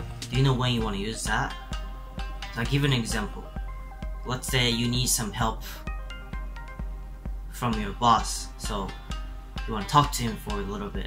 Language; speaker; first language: English; non-native, fluent; Japanese